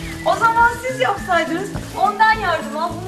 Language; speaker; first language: Turkish; native; Turkish